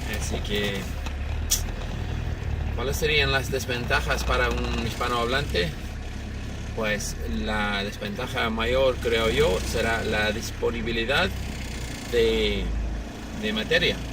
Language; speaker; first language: Spanish; non-native, fluent; English